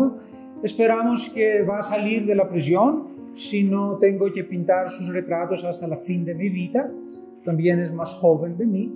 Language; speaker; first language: Spanish; non-native, fluent; Greek